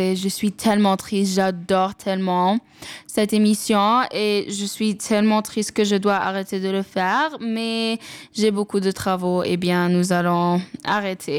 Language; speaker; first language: French; non-native, local second language; English